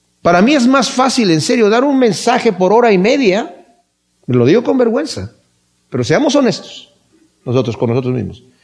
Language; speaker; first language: Spanish; native; Spanish